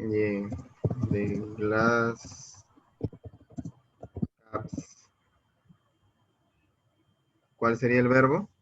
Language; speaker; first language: Spanish; non-native, fluent; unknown